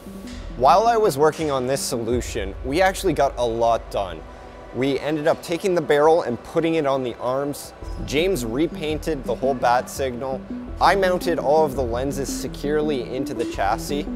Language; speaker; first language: English; native; English